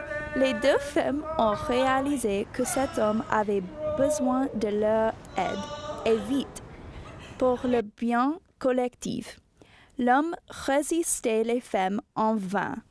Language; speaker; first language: French; non-native, learner; English